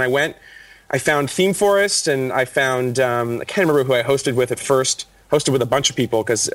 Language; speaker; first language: English; native; English